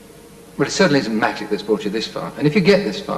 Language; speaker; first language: English; native; English